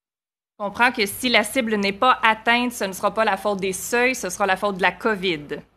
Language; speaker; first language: French; native; French